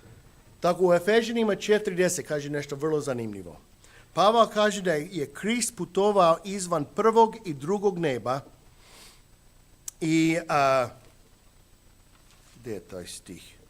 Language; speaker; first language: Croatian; non-native, fluent; English